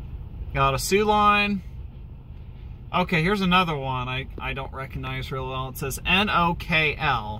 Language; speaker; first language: English; native; English